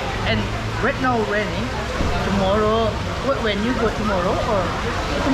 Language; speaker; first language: English; non-native, learner; Indonesian